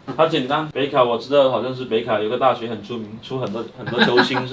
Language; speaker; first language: Chinese; native; Chinese